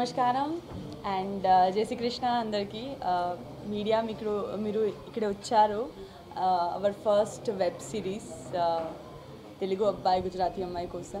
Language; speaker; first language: Telugu; non-native, learner; Gujarati